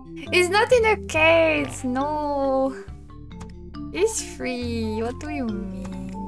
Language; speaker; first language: English; non-native, fluent; French